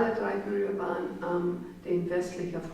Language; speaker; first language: German; non-native, fluent; English